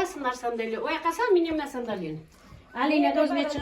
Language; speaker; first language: Turkish; native; Turkish